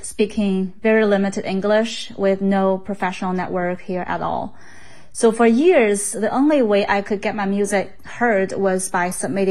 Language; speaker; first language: English; non-native, fluent; Chinese